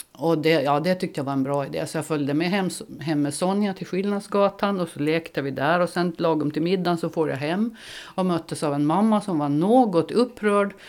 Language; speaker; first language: Swedish; native; Swedish